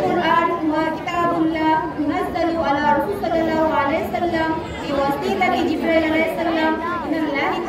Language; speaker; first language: Arabic; non-native, learner; Bangla